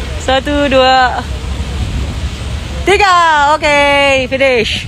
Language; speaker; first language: English; non-native, fluent; Indonesian